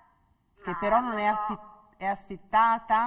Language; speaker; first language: Italian; native; Italian